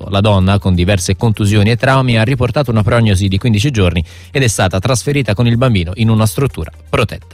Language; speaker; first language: Italian; native; Italian